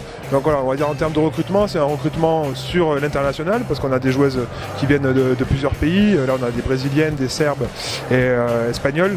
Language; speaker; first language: French; native; French